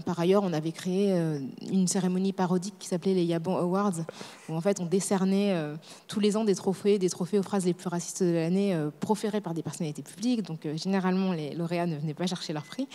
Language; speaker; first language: French; native; French